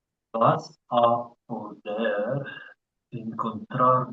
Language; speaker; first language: Spanish; non-native, learner; English